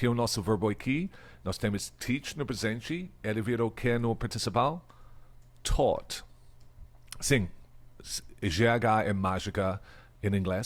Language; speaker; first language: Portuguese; non-native, fluent; English